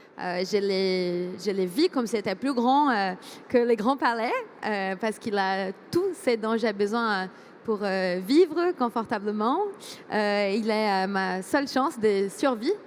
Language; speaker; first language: French; non-native, fluent; Portuguese